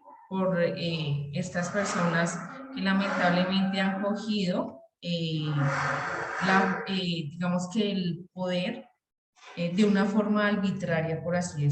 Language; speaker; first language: Spanish; native; Spanish